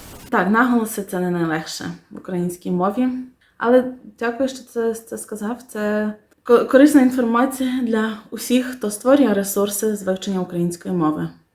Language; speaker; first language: Ukrainian; native; Ukrainian